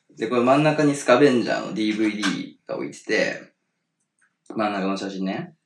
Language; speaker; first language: Japanese; native; Japanese